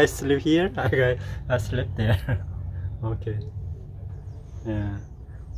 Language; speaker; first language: English; non-native, learner; Korean